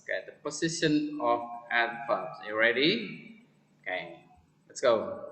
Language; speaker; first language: English; non-native, fluent; Indonesian